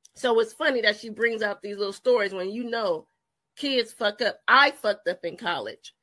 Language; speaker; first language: English; native; English